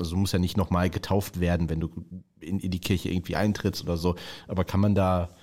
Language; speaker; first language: German; native; German